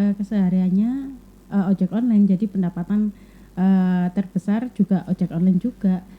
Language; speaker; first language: Indonesian; non-native, local second language; Javanese